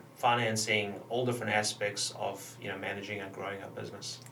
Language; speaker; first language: English; native; English